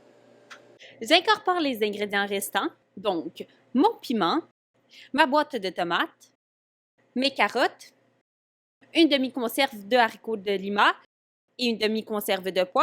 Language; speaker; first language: French; native; French